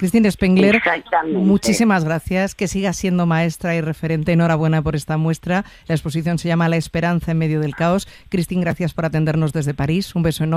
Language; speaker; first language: Spanish; native; Spanish